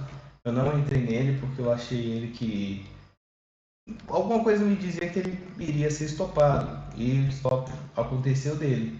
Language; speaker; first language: Portuguese; native; Portuguese